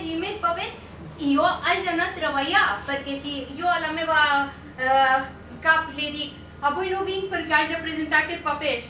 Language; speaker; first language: Catalan; non-native, fluent; Persian